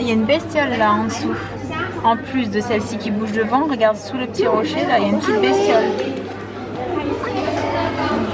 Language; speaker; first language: French; native; French